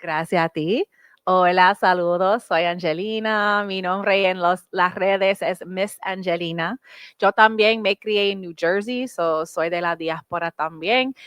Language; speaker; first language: Spanish; early bilingual, heritage; English